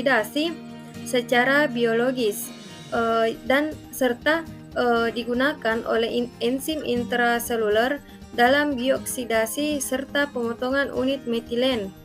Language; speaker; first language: Indonesian; native; Indonesian